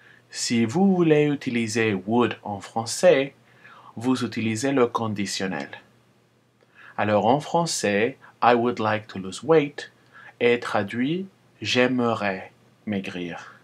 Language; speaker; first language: French; non-native, fluent; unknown